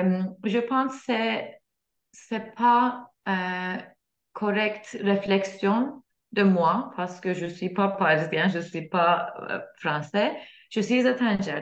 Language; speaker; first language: French; non-native, learner; Turkish